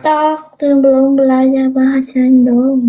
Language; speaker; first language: Indonesian; non-native, learner; Vietnamese